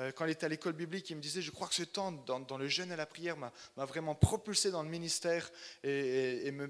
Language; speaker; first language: French; native; French